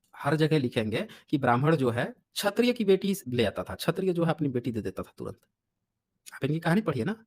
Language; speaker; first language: Hindi; native; Hindi